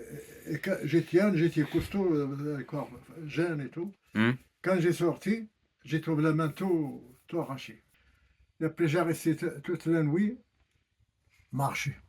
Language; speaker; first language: French; non-native, learner; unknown